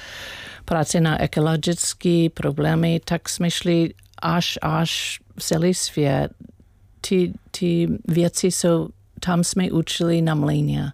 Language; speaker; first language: Czech; non-native, learner; English